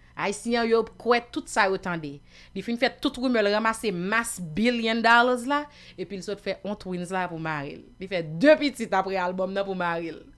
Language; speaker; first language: Haitian Creole; native; Haitian Creole